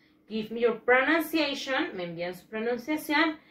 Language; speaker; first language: Spanish; native; Spanish